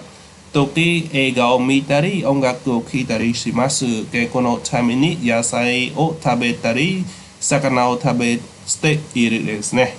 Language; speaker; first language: Japanese; non-native, fluent; Khmer